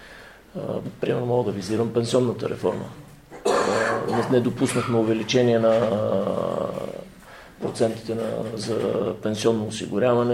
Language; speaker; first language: Bulgarian; native; Bulgarian